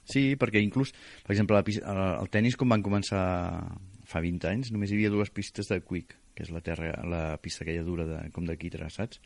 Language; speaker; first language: Catalan; native; Catalan